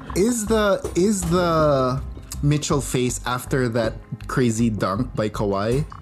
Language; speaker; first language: English; non-native, local second language; Filipino